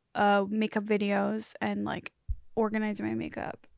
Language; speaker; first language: English; native; English